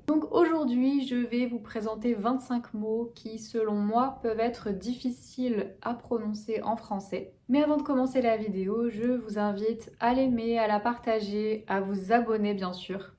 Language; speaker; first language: French; native; French